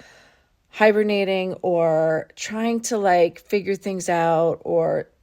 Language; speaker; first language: English; native; English